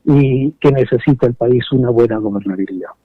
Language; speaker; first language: Spanish; native; Spanish